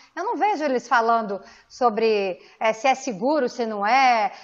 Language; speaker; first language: Portuguese; native; Portuguese